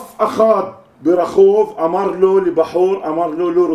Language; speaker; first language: Hebrew; non-native, local second language; Arabic